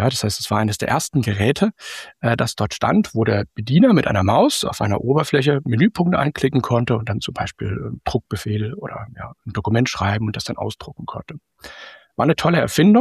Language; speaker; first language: German; native; German